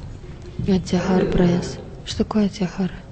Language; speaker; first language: Russian; non-native, learner; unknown